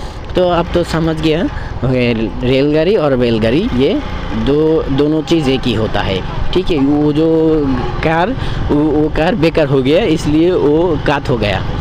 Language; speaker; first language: Hindi; non-native, learner; Bangla